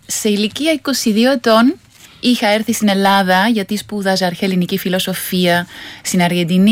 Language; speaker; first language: Greek; non-native, fluent; Spanish